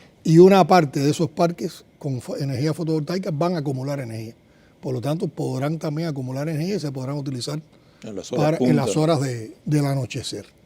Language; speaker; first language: Spanish; native; Spanish